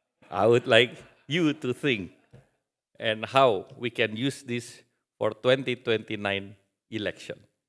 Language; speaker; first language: English; non-native, fluent; Indonesian